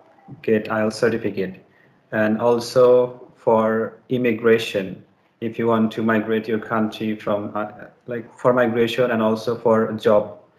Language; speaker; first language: English; non-native, learner; Bangla